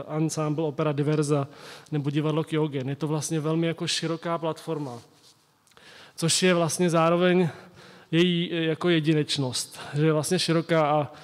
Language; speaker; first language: Czech; native; Czech